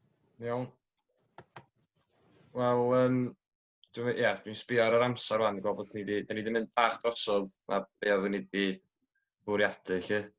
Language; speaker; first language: Welsh; native; Welsh